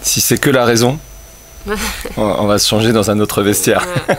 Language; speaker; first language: French; native; French